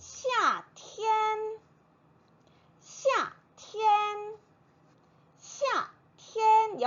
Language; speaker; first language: Chinese; non-native, fluent; Korean